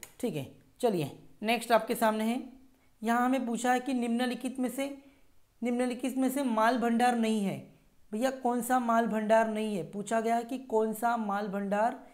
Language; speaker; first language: Hindi; non-native, local second language; Marathi